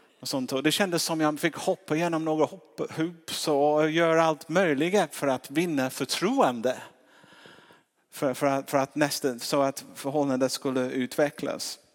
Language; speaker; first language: Swedish; non-native, fluent; English